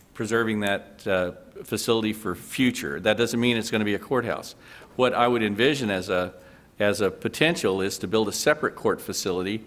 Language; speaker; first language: English; native; English